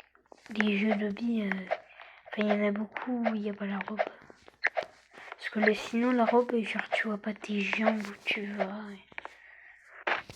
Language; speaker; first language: French; native; French